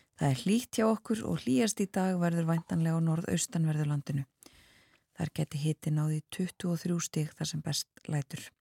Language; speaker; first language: Icelandic; native; Icelandic